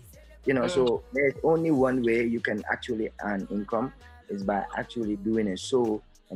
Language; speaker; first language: English; non-native, local second language; Mandingo